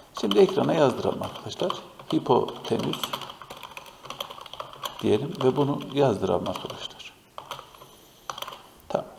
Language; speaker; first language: Turkish; native; Turkish